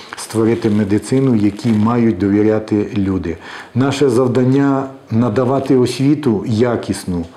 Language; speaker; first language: Ukrainian; native; Ukrainian